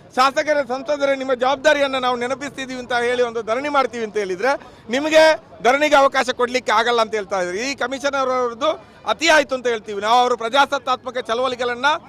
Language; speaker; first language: Kannada; native; Kannada